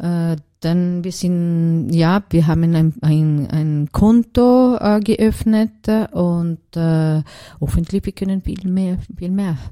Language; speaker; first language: German; non-native, learner; Italian